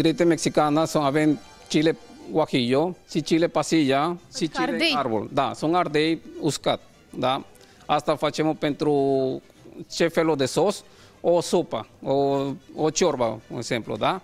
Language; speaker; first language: Romanian; non-native, learner; Spanish